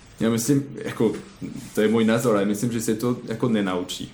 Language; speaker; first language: Czech; non-native, learner; French